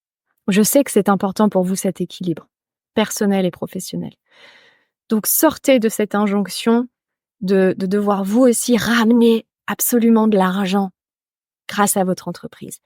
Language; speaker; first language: French; native; French